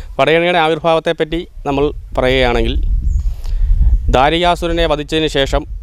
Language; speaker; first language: Malayalam; native; Malayalam